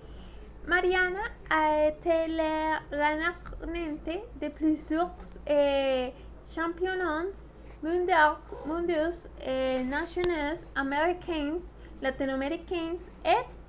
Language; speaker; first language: French; non-native, learner; Spanish